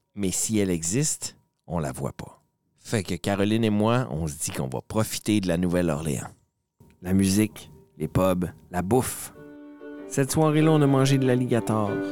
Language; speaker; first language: French; native; French